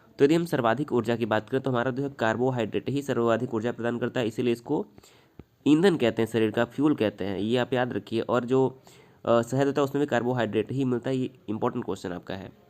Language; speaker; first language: Hindi; native; Hindi